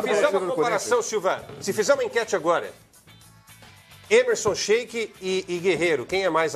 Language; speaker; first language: Portuguese; native; Portuguese